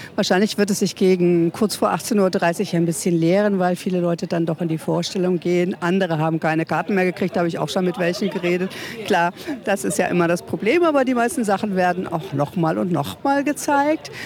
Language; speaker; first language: German; native; German